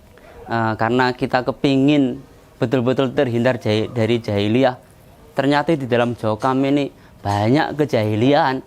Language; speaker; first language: Indonesian; non-native, local second language; Javanese